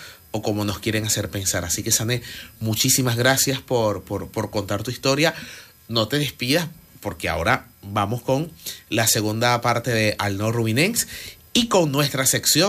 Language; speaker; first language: Spanish; native; Spanish